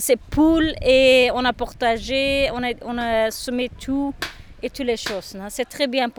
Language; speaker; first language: French; non-native, learner; Turkish